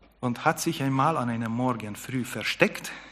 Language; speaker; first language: German; non-native, fluent; Hungarian